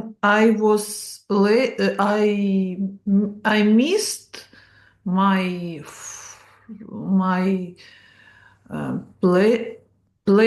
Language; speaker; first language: English; non-native, learner; Russian